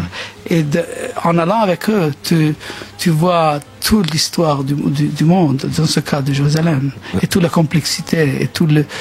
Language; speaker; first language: French; non-native, fluent; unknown